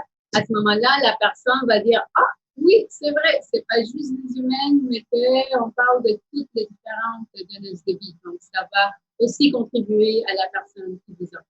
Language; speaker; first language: French; native; French